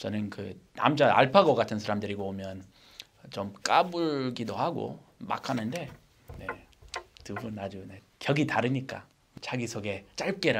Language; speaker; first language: Korean; native; Korean